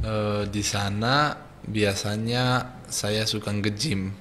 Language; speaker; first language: Indonesian; non-native, fluent; Italian